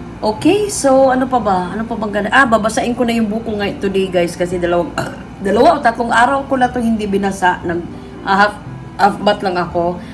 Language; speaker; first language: Filipino; native; Filipino